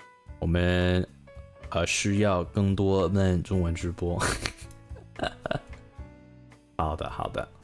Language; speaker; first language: Chinese; non-native, learner; English